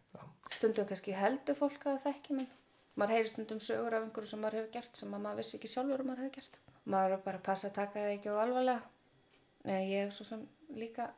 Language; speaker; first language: Icelandic; native; Icelandic